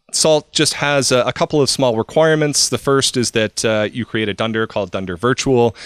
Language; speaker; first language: English; native; English